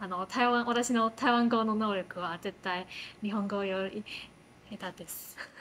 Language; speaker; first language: Japanese; non-native, fluent; Chinese